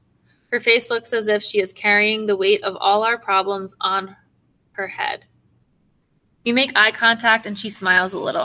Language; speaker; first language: English; native; English